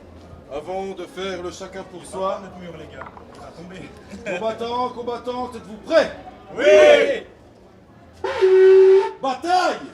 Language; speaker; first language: French; native; French